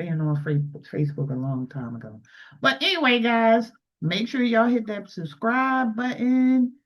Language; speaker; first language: English; native; English